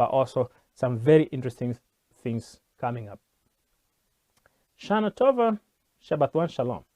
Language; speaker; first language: English; non-native, local second language; Kikuyu